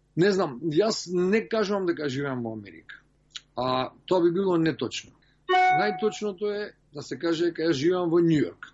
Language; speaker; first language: Macedonian; early bilingual, heritage; Macedonian